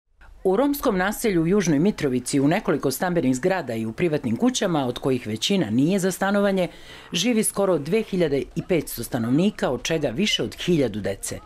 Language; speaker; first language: Serbian; native; Serbian